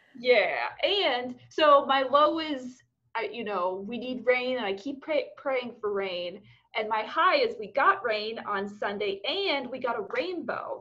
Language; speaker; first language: English; native; English